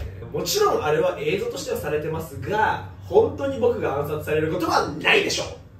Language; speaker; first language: Japanese; native; Japanese